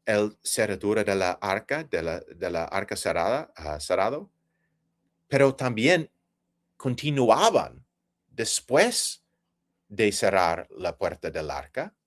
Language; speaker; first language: Spanish; non-native, fluent; English